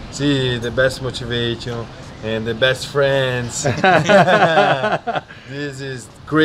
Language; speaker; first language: English; non-native, learner; Portuguese